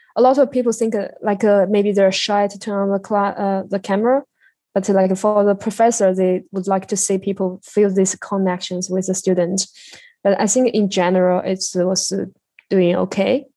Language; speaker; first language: English; non-native, learner; Chinese